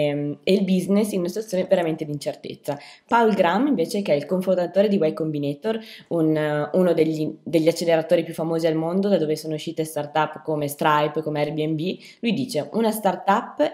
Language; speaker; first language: Italian; native; Italian